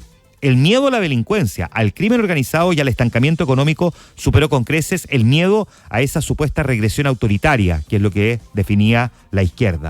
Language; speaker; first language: Spanish; native; Spanish